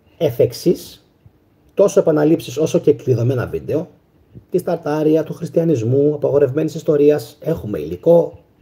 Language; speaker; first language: Greek; native; Greek